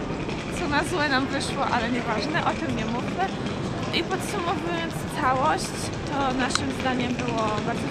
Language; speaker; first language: Polish; native; Polish